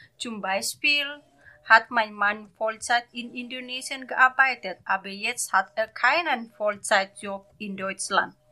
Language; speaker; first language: German; non-native, learner; Indonesian